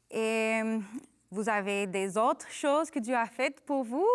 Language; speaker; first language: French; non-native, learner; English